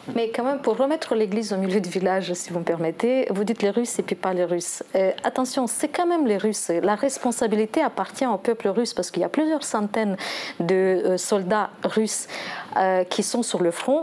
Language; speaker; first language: French; non-native, fluent; Ukrainian